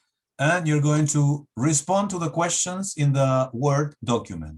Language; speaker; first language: English; non-native, fluent; Spanish